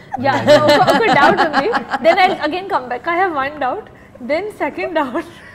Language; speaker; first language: Telugu; non-native, local second language; Punjabi